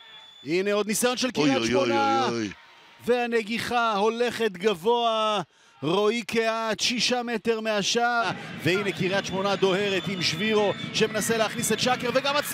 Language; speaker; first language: Hebrew; native; Hebrew